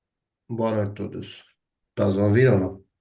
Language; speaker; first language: Portuguese; non-native, fluent; Bangla